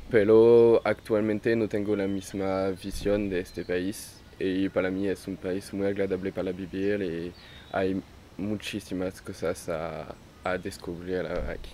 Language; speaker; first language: Spanish; non-native, learner; French